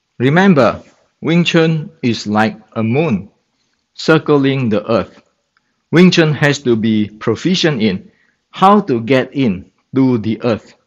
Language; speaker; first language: English; non-native, fluent; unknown